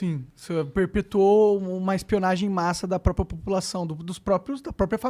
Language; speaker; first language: Portuguese; native; Portuguese